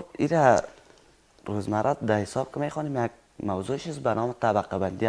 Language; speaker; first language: Persian; native; Persian